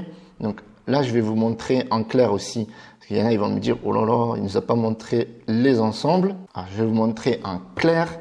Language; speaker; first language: French; native; French